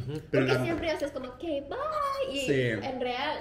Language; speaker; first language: Spanish; non-native, fluent; Korean